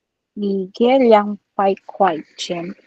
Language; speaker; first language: Chinese; non-native, learner; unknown